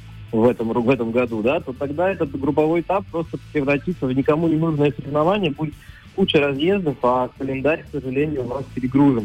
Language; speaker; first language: Russian; native; Russian